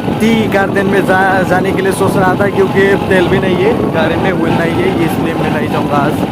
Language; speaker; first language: Hindi; non-native, local second language; Bodo